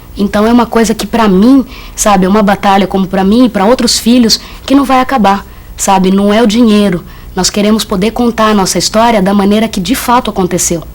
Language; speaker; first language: Portuguese; native; Portuguese